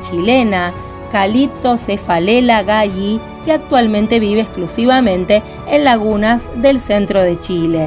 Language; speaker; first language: Spanish; native; Spanish